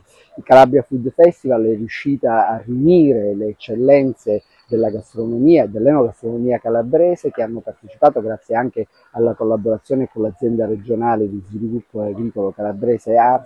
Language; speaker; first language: Italian; native; Italian